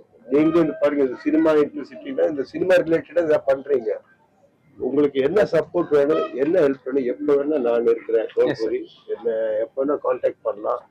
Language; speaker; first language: Tamil; non-native, local second language; Punjabi